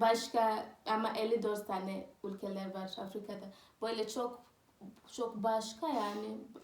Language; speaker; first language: Turkish; non-native, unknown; Swahili